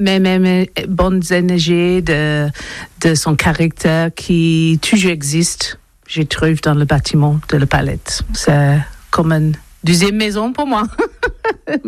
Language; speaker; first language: French; non-native, learner; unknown